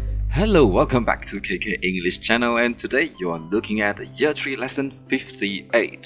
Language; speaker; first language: English; non-native, local second language; Chinese